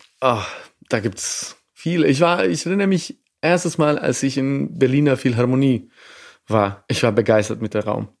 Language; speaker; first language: German; non-native, fluent; Serbian